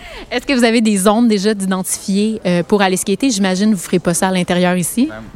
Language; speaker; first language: French; native; French